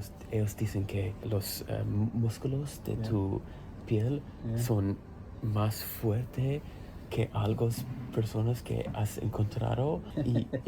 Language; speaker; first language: Spanish; non-native, learner; English